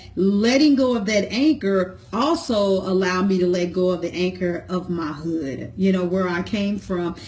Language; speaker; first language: English; native; English